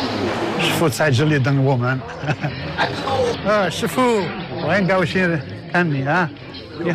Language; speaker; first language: Chinese; non-native, learner; Italian